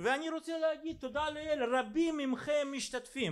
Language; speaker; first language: Hebrew; non-native, fluent; Russian